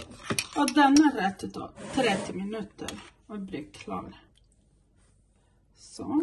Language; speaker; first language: Swedish; non-native, fluent; Portuguese